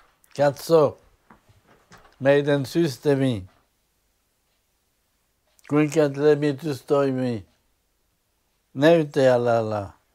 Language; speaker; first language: Finnish; non-native, fluent; French